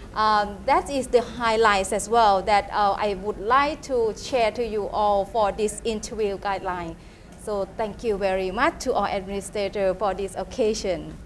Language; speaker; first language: English; non-native, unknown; Thai